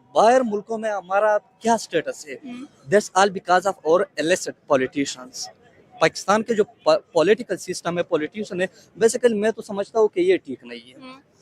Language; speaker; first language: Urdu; non-native, local second language; Pashto